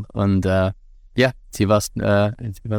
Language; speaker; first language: German; non-native, fluent; English